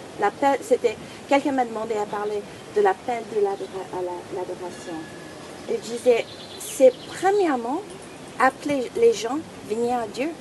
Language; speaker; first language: French; non-native, fluent; English